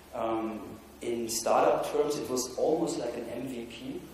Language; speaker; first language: English; non-native, fluent; German